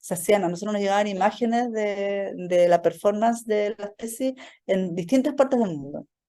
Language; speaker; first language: Spanish; native; Spanish